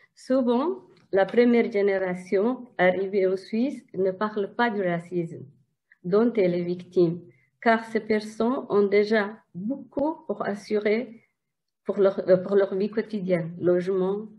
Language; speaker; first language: French; non-native, fluent; Tigrinya